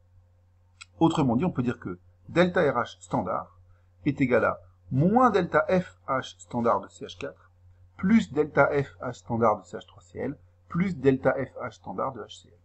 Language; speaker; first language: French; native; French